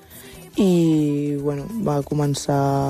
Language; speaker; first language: Catalan; early bilingual, other home language; Wolof